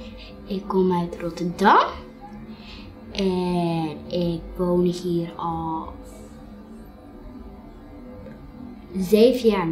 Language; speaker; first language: Dutch; early bilingual, other home language; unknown